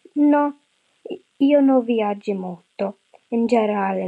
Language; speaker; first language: Italian; non-native, learner; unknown